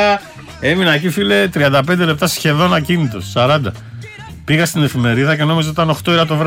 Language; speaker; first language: Greek; native; Greek